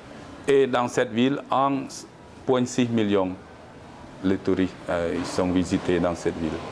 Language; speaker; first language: French; non-native, learner; Khmer